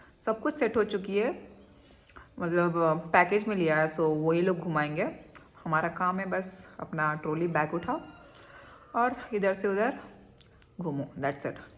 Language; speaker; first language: Hindi; non-native, local second language; Kannada